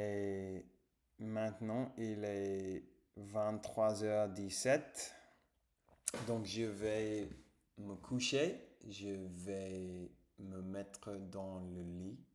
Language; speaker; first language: French; non-native, fluent; English